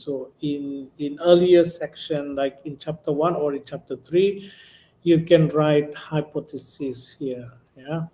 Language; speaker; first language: English; non-native, local second language; Indonesian